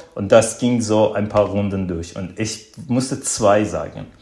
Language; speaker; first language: German; non-native, fluent; Azerbaijani